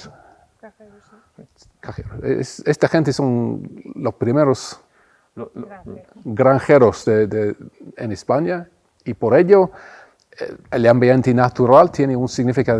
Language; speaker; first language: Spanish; non-native, fluent; English